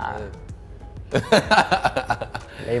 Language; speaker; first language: Dutch; non-native, learner; Danish